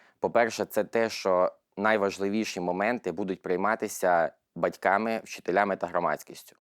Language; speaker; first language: Ukrainian; native; Ukrainian